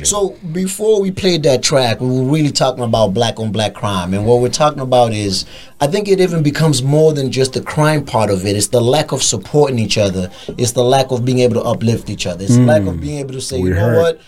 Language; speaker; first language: English; non-native, local second language; Zulu